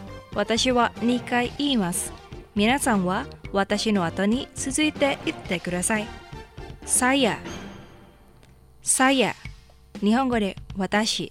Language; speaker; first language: Japanese; non-native, fluent; Indonesian